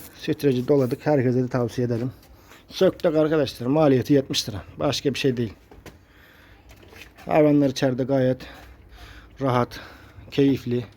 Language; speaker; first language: Turkish; native; Turkish